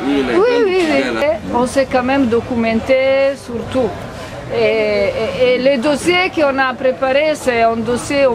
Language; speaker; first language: French; non-native, learner; Italian